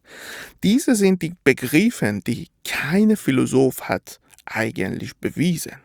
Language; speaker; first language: German; non-native, fluent; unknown